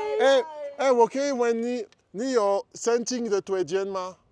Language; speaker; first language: Chinese; non-native, learner; French